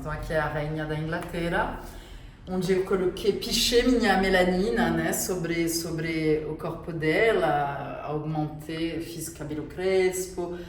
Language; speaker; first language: Portuguese; non-native, fluent; French